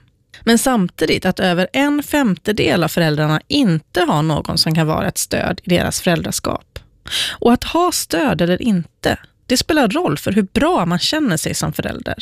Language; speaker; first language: Swedish; native; Swedish